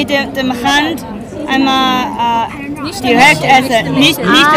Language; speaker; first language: German; non-native, learner; Chinese